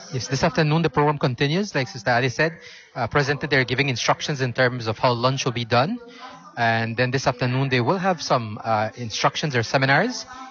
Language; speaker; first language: English; non-native, local second language; Spanish